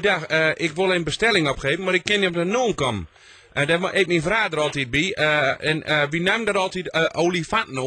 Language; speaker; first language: Dutch; native; Dutch